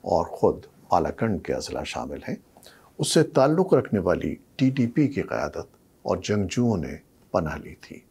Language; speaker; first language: Urdu; native; Urdu